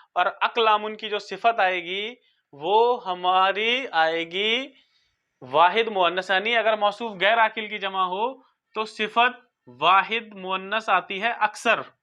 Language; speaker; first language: Urdu; native; Urdu